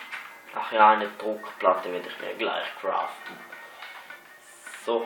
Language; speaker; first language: German; native; German